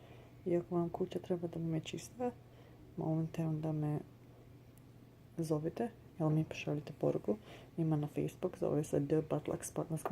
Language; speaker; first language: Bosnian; early bilingual, heritage; Bosnian